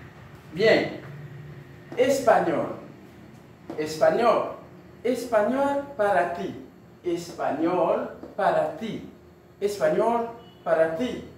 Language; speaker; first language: Spanish; non-native, learner; Haitian Creole